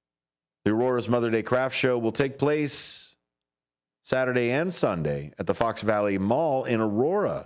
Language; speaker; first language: English; native; English